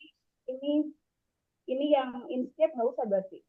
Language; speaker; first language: Indonesian; native; Indonesian